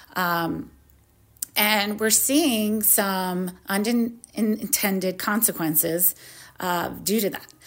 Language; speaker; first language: English; native; English